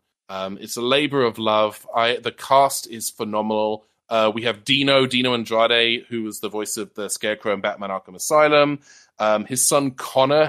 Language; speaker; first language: English; native; English